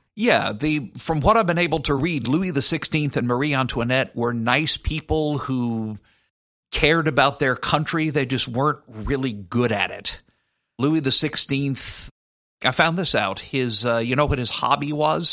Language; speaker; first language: English; native; English